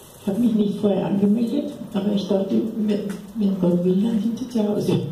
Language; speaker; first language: German; native; German